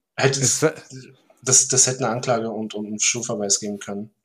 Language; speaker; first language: German; early bilingual, other home language; Turkish